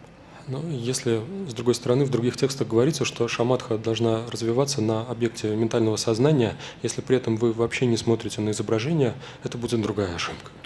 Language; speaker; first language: Russian; native; Russian